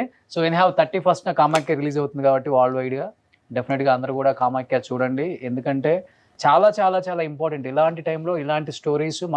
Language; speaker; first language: Telugu; native; Telugu